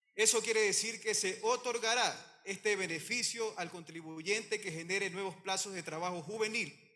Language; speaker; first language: Spanish; native; Spanish